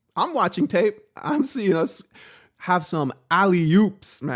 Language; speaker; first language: English; native; English